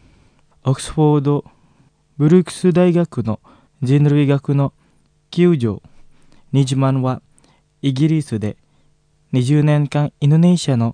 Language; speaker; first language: Japanese; non-native, fluent; Indonesian